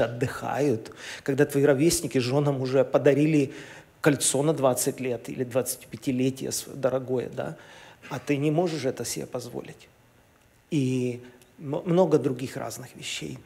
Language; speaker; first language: Russian; native; Russian